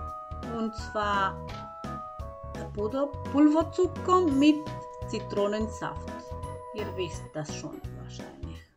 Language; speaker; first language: German; non-native, fluent; Croatian